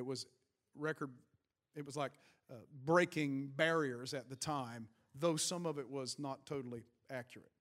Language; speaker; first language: English; native; English